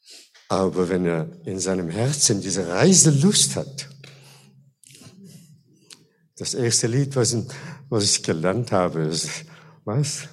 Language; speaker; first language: German; non-native, fluent; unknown